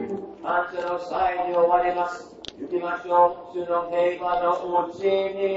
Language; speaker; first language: Japanese; non-native, fluent; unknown